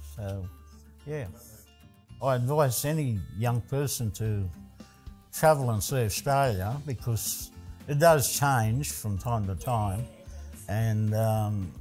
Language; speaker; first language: English; early bilingual, other home language; Italian